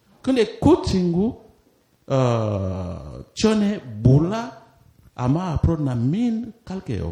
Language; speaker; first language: Korean; non-native, learner; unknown